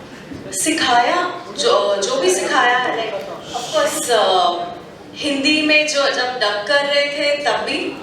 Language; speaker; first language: Hindi; non-native, local second language; Kannada